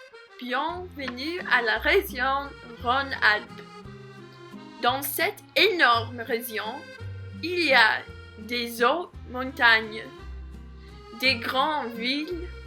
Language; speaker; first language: French; non-native, learner; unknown